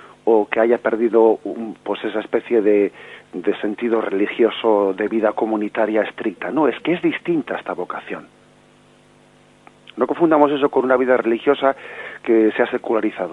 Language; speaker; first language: Spanish; native; Spanish